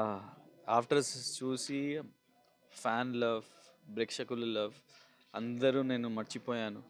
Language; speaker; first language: Telugu; non-native, local second language; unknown